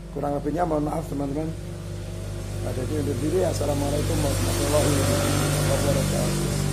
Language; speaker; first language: Indonesian; non-native, local second language; Javanese